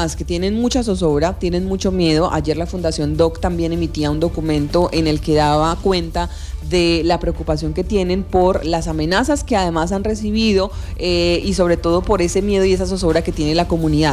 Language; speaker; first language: Spanish; native; Spanish